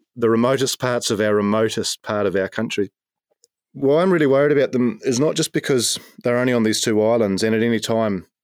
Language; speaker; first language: English; native; English